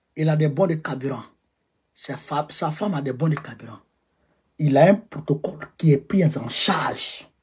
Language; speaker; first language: French; non-native, local second language; Bambara